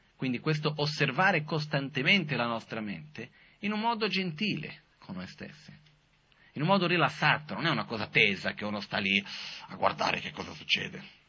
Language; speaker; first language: Italian; non-native, fluent; Portuguese